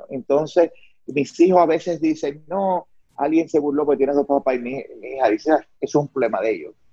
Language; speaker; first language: Spanish; native; Spanish